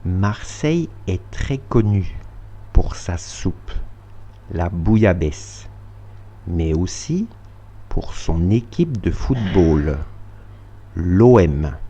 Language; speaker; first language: French; non-native, fluent; Russian